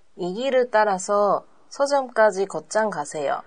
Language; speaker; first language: Korean; non-native, learner; Japanese